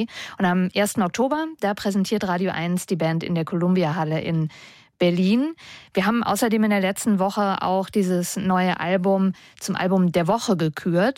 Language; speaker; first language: German; native; German